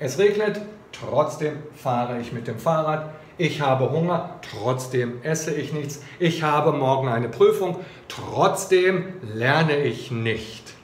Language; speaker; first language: German; non-native, fluent; Chinese